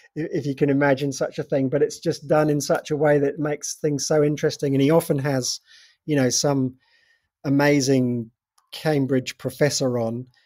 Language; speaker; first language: English; native; English